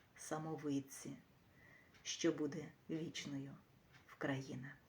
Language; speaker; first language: Ukrainian; native; Ukrainian